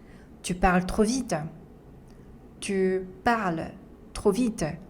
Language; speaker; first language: French; non-native, fluent; Korean